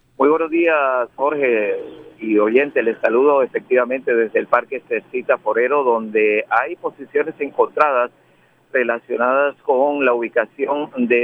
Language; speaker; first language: Spanish; native; Spanish